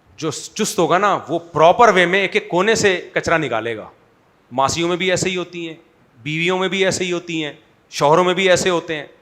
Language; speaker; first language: Urdu; native; Urdu